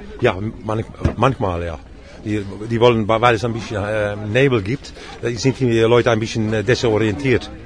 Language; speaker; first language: German; non-native, learner; Dutch